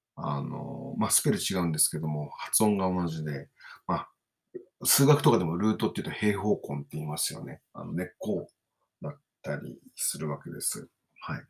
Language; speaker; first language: Japanese; native; Japanese